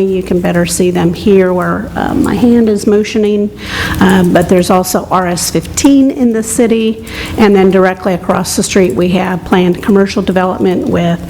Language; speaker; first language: English; native; English